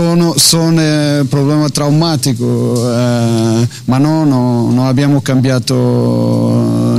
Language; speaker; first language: Italian; non-native, fluent; Portuguese